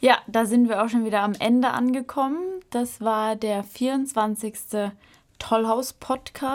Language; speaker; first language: German; native; German